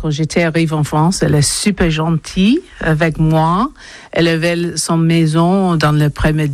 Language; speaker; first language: French; non-native, learner; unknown